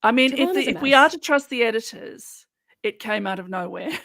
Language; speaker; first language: English; native; English